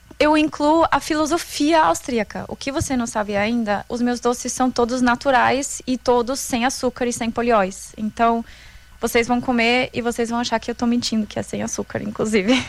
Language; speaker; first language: Portuguese; non-native, fluent; German